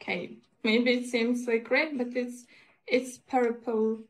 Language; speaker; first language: English; non-native, learner; Russian